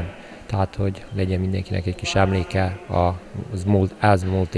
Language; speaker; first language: Hungarian; native; Hungarian